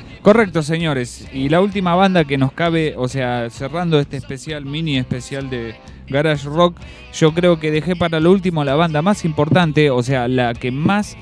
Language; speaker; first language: Spanish; native; Spanish